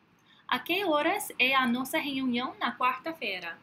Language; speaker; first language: Portuguese; non-native, fluent; English